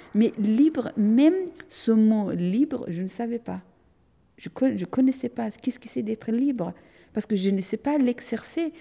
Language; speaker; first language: French; non-native, fluent; Persian